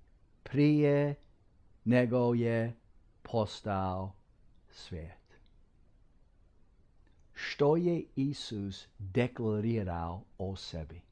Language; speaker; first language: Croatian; non-native, fluent; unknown